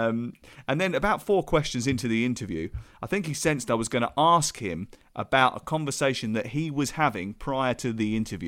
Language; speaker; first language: English; native; English